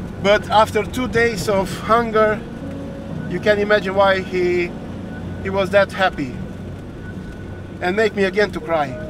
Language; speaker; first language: English; non-native, learner; Romanian